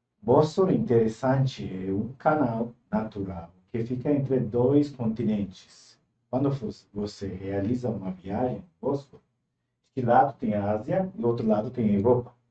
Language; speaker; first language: Portuguese; non-native, fluent; Turkish